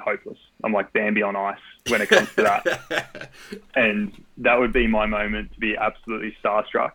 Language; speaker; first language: English; native; English